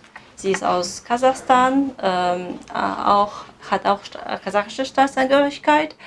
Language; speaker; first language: German; non-native, fluent; Kazakh